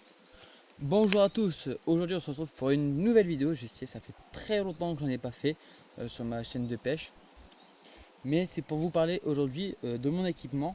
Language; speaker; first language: French; native; French